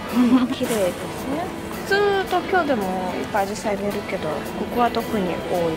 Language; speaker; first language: Japanese; non-native, fluent; Russian